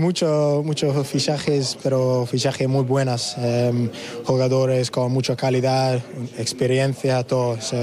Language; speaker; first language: Spanish; non-native, learner; English